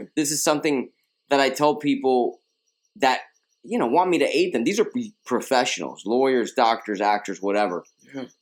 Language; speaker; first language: English; early bilingual, other home language; Spanish